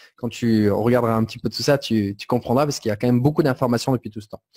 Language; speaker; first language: French; native; French